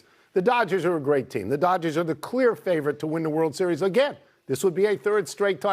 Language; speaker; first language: English; native; English